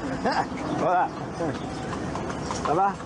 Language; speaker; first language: French; native; French